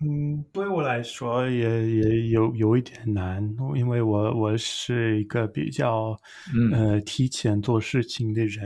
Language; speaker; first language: Chinese; non-native, fluent; English